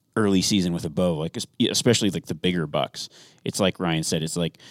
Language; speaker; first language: English; native; English